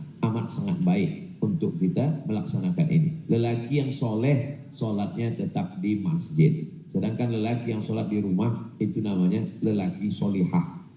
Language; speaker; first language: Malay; non-native, local second language; Minangkabau